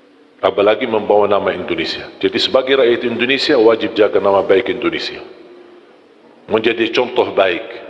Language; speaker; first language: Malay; non-native, fluent; Arabic